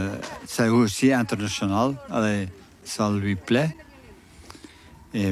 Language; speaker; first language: French; non-native, learner; Dutch